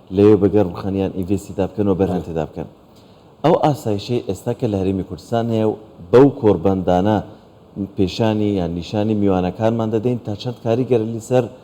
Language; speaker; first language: Central Kurdish; non-native, local second language; Kurdish